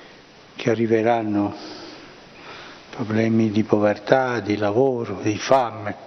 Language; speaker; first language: Italian; non-native, fluent; Spanish